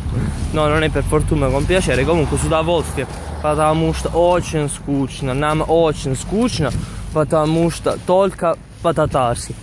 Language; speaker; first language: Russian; non-native, learner; Italian